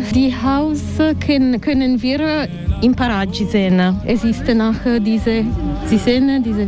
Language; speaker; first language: German; non-native, learner; Italian